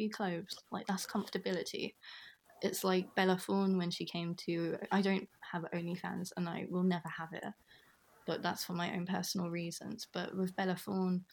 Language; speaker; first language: English; native; English